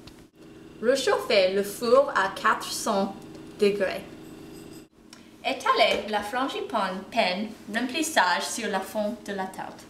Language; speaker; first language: French; non-native, learner; English